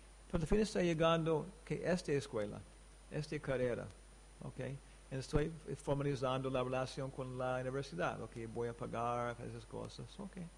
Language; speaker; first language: Spanish; non-native, learner; English